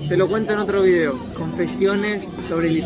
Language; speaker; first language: Spanish; native; Spanish